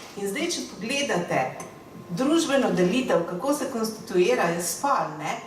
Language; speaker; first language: Slovenian; native; Slovenian